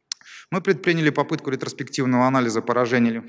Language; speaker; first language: Russian; native; Russian